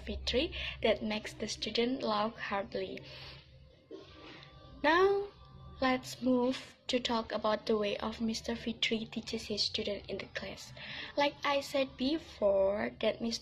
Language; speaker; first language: English; non-native, learner; Indonesian